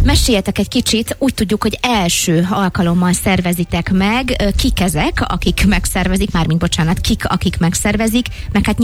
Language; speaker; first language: Hungarian; native; Hungarian